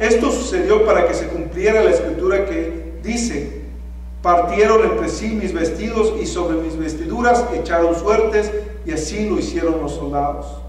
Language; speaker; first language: Spanish; native; Spanish